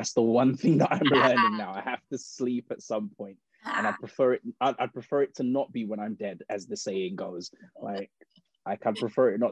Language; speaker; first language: English; native; English